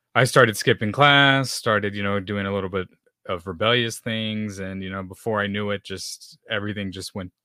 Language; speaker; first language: English; native; English